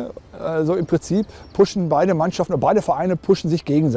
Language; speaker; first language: German; native; German